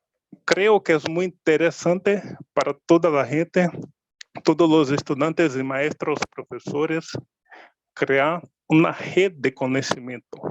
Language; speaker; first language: Spanish; non-native, learner; Portuguese